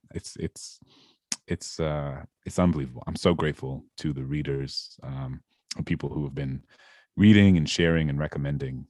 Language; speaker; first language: English; native; English